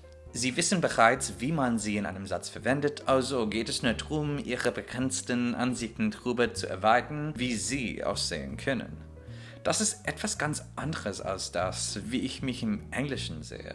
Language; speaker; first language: German; non-native, fluent; English